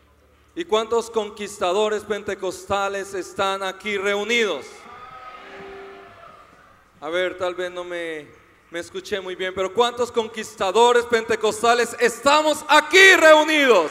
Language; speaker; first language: Spanish; native; Spanish